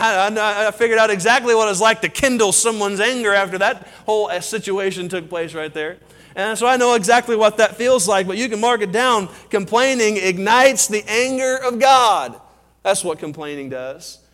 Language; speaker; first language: English; native; English